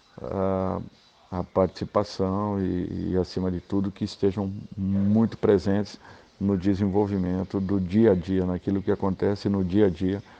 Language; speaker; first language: Portuguese; native; Portuguese